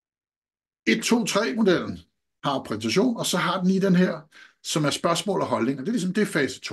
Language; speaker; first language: Danish; native; Danish